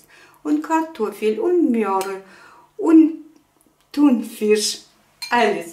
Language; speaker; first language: German; non-native, fluent; Russian